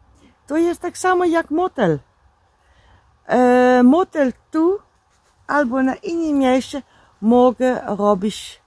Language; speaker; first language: Polish; non-native, learner; Dutch